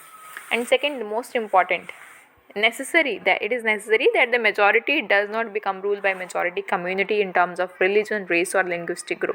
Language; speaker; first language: English; non-native, local second language; Hindi